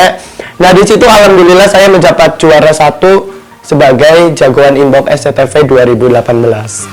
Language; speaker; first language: Indonesian; non-native, local second language; Javanese